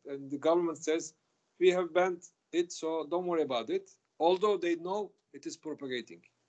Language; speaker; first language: English; non-native, fluent; Turkish